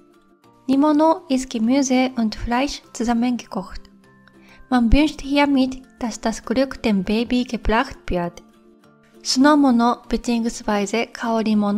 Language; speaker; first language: German; non-native, fluent; Japanese